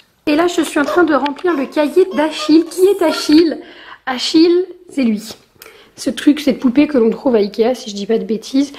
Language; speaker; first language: French; native; French